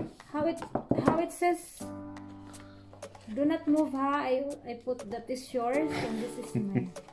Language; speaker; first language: English; non-native, local second language; Filipino